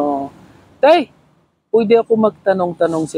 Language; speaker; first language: Filipino; non-native, learner; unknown